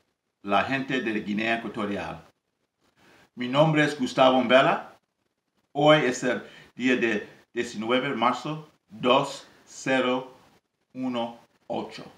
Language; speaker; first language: Spanish; non-native, learner; English